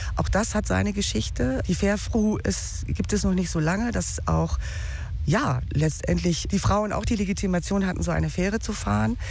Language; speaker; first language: German; native; German